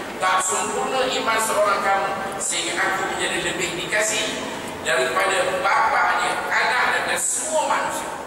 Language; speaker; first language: Malay; native; Malay